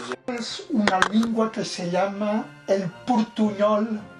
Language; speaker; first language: Spanish; non-native, fluent; Portuguese